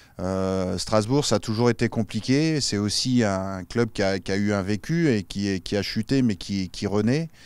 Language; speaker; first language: French; native; French